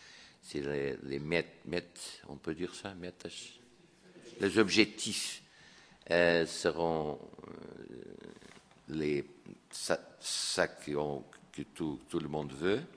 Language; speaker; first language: French; non-native, fluent; Portuguese